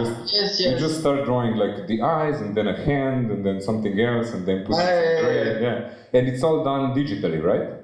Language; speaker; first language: English; non-native, fluent; Slovenian